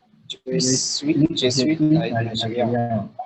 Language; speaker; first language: French; non-native, learner; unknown